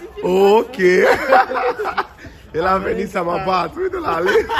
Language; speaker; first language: Romanian; non-native, learner; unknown